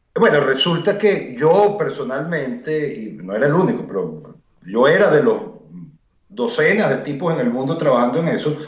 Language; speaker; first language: Spanish; native; Spanish